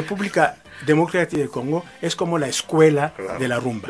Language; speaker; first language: Spanish; non-native, fluent; Lingala